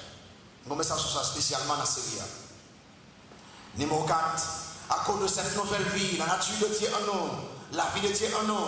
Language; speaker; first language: French; non-native, local second language; Haitian Creole